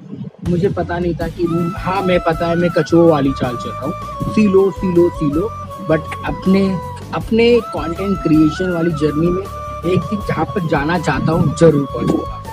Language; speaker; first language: Hindi; native; Hindi